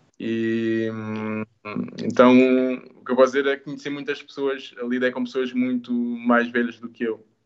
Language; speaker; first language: Portuguese; native; Portuguese